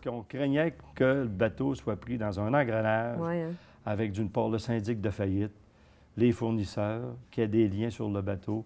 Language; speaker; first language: French; native; French